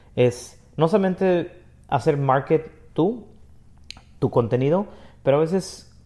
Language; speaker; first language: Spanish; native; Spanish